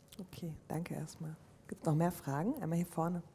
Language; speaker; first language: German; native; German